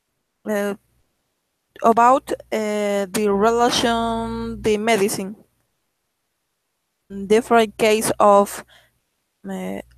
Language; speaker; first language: English; non-native, learner; Spanish